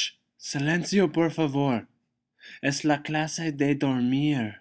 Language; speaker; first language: Spanish; non-native, learner; English